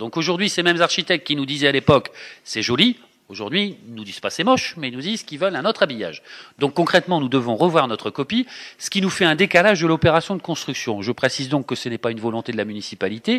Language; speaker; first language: French; native; French